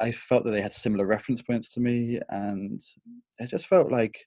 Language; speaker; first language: English; native; English